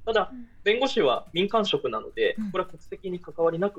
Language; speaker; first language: Japanese; early bilingual, other home language; Portuguese